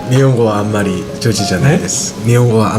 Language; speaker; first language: Japanese; non-native, learner; Korean